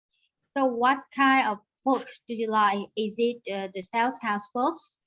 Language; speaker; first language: English; non-native, learner; Vietnamese